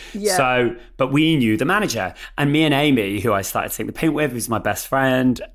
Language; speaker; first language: English; native; English